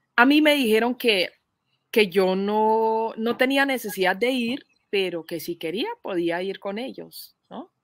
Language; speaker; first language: Spanish; non-native, fluent; Dutch